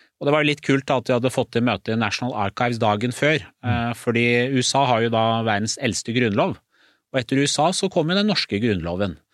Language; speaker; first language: Norwegian; early bilingual, other home language; Persian